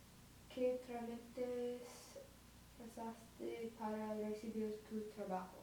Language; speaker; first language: Spanish; non-native, learner; English